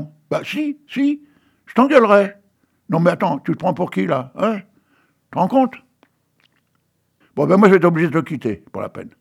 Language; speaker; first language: French; native; French